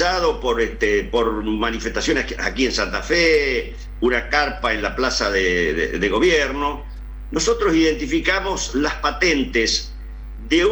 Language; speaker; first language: Spanish; native; Spanish